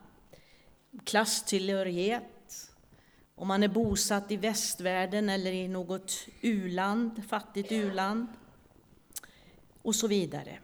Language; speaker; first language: Swedish; native; Swedish